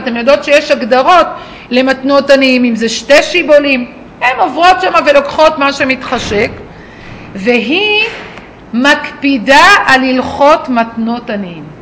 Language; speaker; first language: Hebrew; native; Hebrew